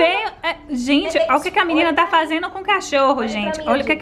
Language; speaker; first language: Portuguese; native; Portuguese